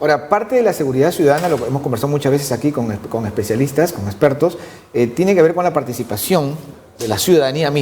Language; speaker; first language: Spanish; native; Spanish